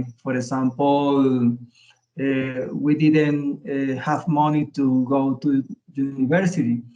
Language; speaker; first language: English; non-native, learner; Spanish